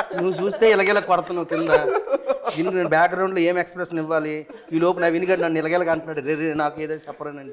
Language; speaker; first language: Telugu; native; Telugu